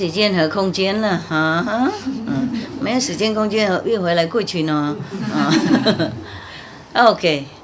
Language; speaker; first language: Chinese; non-native, fluent; Vietnamese